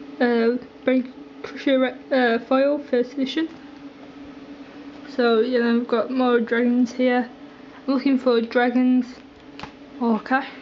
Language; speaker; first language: English; native; English